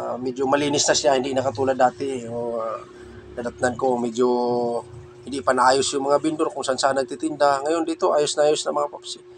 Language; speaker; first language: Filipino; non-native, local second language; Cebuano